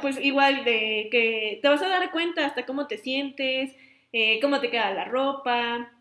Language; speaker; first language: Spanish; native; Spanish